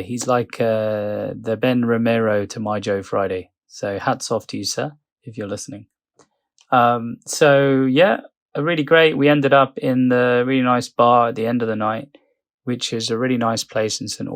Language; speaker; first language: English; native; English